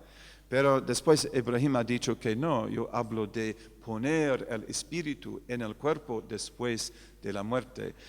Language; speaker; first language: Spanish; non-native, fluent; English